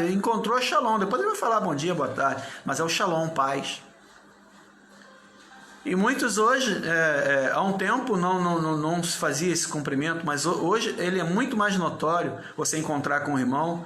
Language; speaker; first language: Portuguese; native; Portuguese